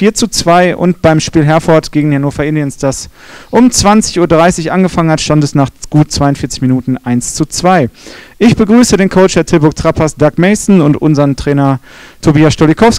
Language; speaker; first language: German; native; German